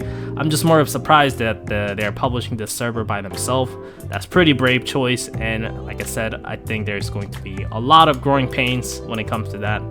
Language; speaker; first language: English; non-native, fluent; Korean